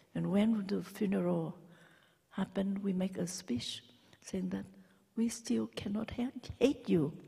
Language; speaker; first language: English; non-native, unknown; Vietnamese